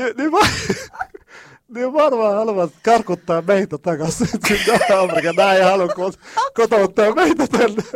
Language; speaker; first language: Finnish; non-native, learner; Arabic